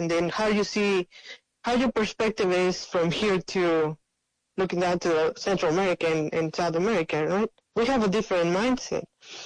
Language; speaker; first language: English; non-native, fluent; Spanish